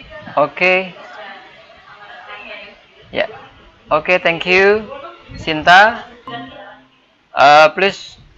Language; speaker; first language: English; non-native, fluent; Indonesian